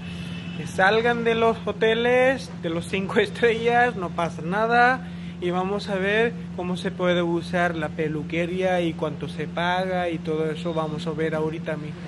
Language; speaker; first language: Spanish; non-native, fluent; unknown